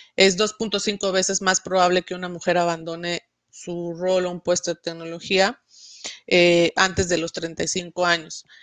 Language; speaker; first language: Spanish; native; Spanish